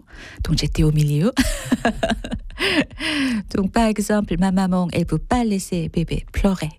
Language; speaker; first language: French; non-native, fluent; Korean